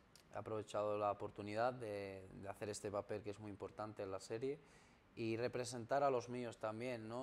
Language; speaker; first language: Spanish; early bilingual, other home language; Arabic